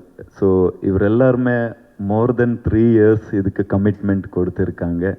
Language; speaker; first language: Tamil; non-native, learner; Kannada